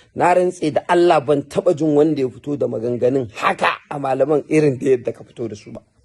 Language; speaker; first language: Hausa; native; Hausa